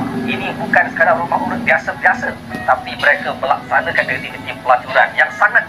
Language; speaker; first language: Malay; native; Malay